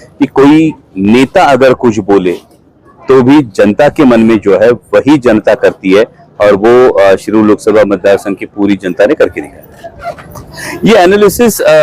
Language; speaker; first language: Hindi; non-native, local second language; Marathi